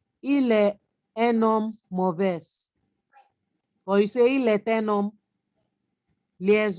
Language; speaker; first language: French; non-native, fluent; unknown